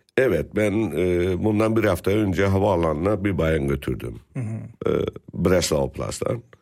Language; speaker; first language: Turkish; native; Turkish